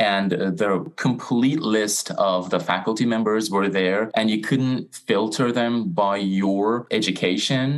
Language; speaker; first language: English; non-native, fluent; Persian